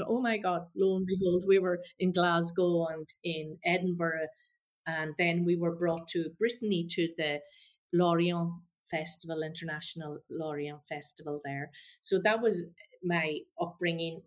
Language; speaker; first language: English; native; English